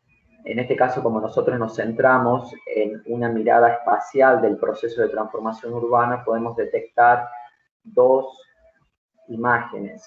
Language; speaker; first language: Spanish; native; Spanish